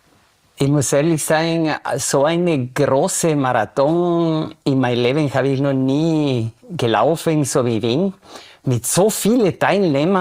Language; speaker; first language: German; non-native, fluent; Spanish